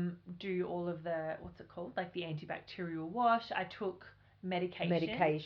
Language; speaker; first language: English; native; English